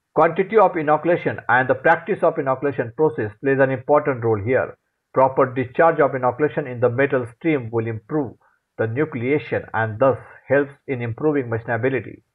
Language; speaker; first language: English; non-native, local second language; Marathi